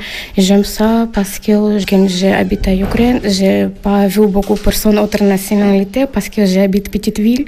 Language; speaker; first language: French; non-native, learner; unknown